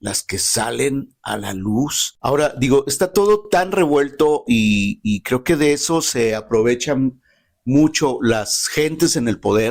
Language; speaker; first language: Spanish; native; Spanish